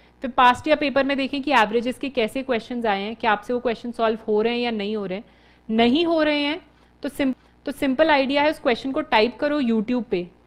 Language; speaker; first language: Hindi; native; Hindi